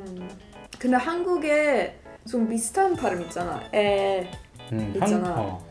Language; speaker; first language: Korean; non-native, learner; Swedish